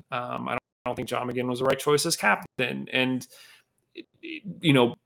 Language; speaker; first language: English; native; English